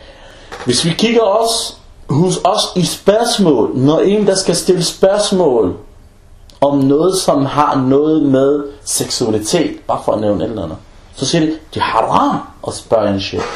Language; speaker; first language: Danish; non-native, fluent; Arabic